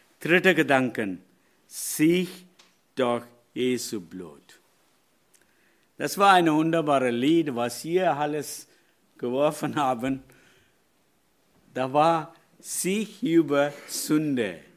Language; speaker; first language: German; non-native, learner; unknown